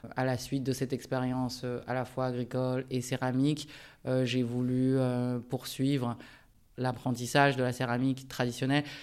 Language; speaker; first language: French; early bilingual, other home language; Japanese